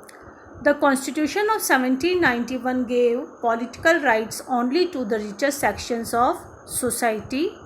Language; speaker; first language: English; non-native, local second language; Hindi